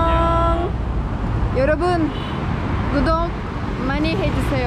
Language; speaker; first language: Korean; non-native, learner; Turkish